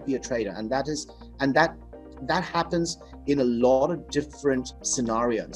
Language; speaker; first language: English; non-native, local second language; Bangla